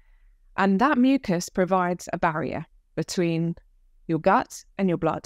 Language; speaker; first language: English; native; English